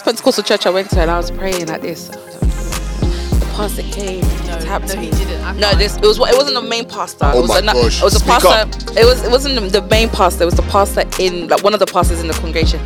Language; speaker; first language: English; native; English